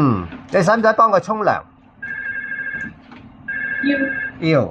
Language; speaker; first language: Cantonese; native; Cantonese